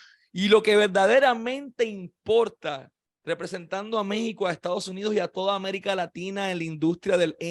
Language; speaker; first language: Spanish; native; Spanish